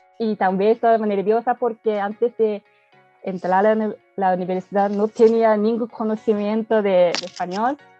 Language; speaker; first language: Spanish; non-native, fluent; Japanese